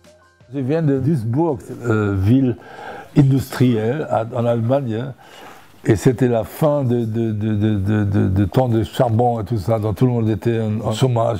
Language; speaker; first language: French; non-native, fluent; German